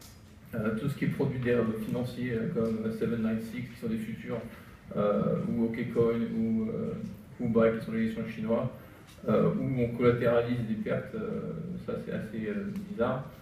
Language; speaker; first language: French; native; French